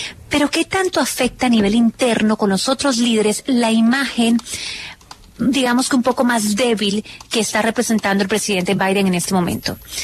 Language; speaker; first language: Spanish; native; Spanish